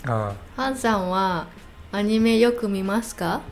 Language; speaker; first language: Japanese; non-native, fluent; English